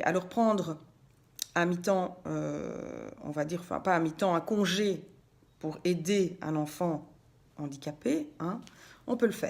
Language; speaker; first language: French; native; French